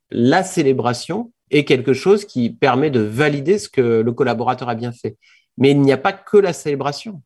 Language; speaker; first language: French; native; French